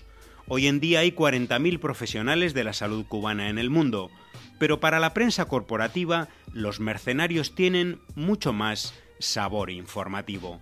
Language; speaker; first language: Spanish; native; Spanish